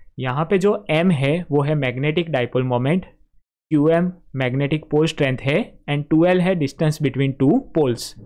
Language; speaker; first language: Hindi; non-native, local second language; Gujarati